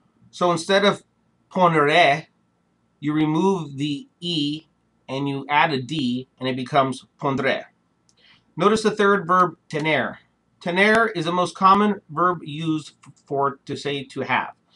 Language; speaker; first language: English; native; English